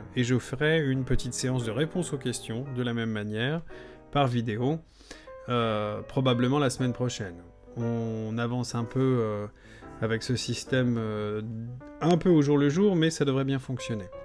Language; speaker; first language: French; native; French